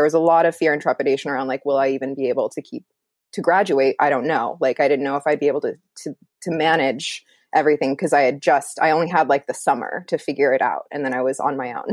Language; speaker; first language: English; native; English